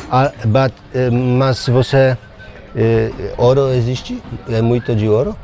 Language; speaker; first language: Portuguese; non-native, learner; Polish